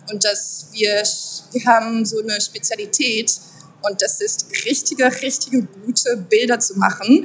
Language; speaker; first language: German; non-native, fluent; French